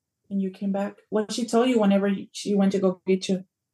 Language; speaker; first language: English; early bilingual, other home language; Spanish